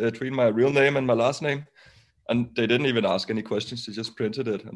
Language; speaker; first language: English; non-native, fluent; Danish